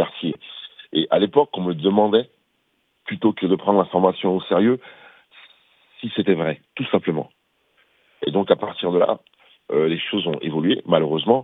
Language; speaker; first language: French; early bilingual, other home language; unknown